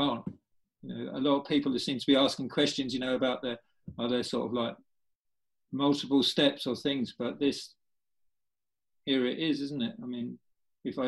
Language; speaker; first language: English; native; English